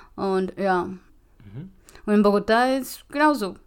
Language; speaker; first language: German; non-native, learner; Spanish